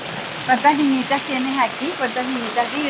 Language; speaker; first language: Spanish; native; Spanish